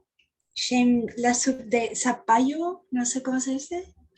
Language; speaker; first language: French; non-native, learner; Spanish